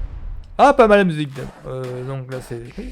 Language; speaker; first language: French; native; French